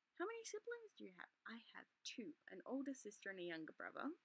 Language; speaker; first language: English; native; English